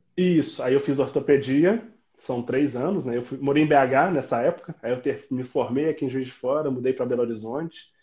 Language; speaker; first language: Portuguese; native; Portuguese